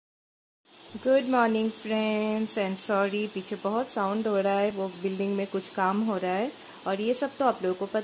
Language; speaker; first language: Hindi; non-native, local second language; Assamese